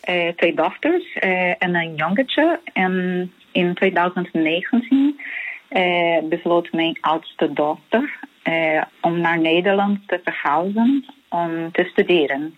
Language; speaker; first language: Dutch; non-native, fluent; Portuguese